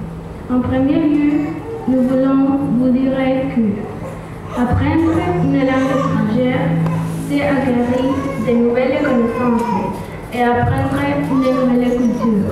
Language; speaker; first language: French; non-native, learner; Spanish